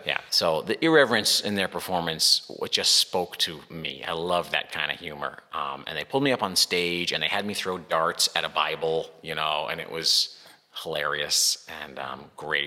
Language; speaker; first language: English; native; English